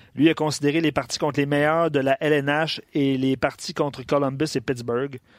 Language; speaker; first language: French; native; French